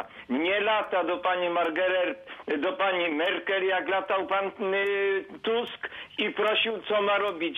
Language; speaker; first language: Polish; native; Polish